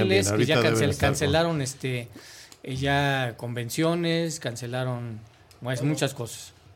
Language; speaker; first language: Spanish; native; Spanish